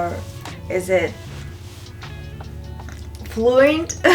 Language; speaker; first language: English; non-native, fluent; Mongolian